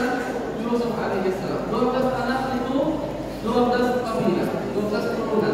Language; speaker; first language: Indonesian; non-native, learner; Arabic